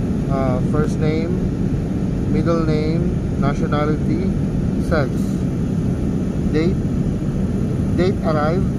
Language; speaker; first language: English; non-native, local second language; Filipino